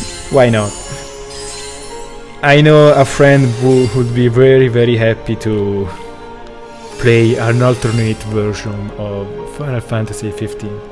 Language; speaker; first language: English; non-native, fluent; Italian